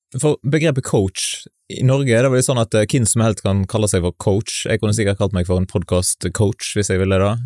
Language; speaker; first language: Norwegian; native; Norwegian